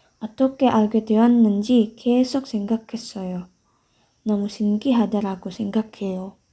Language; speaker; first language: Korean; non-native, learner; Indonesian